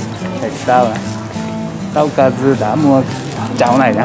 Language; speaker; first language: Vietnamese; non-native, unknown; Japanese